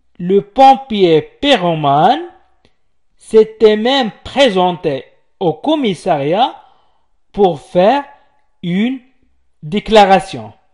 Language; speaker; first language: French; non-native, local second language; Arabic